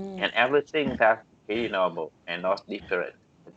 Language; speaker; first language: English; non-native, learner; Vietnamese